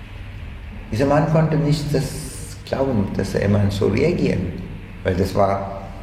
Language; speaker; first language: German; non-native, fluent; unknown